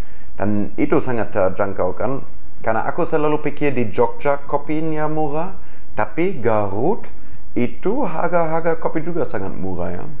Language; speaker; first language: Indonesian; non-native, fluent; German